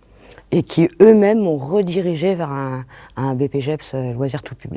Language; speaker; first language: French; native; French